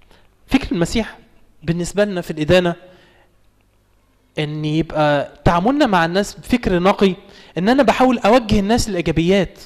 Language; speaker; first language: Arabic; native; Arabic